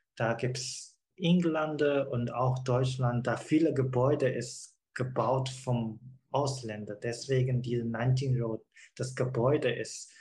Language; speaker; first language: German; non-native, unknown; Chinese